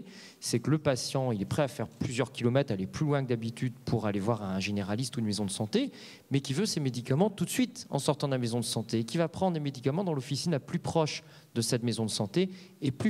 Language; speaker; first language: French; native; French